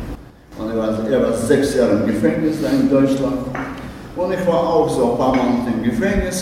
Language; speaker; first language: German; non-native, learner; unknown